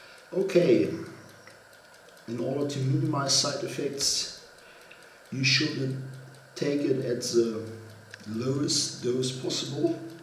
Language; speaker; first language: English; non-native, fluent; German